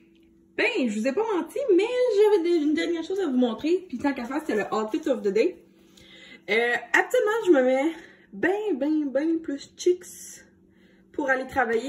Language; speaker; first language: French; native; French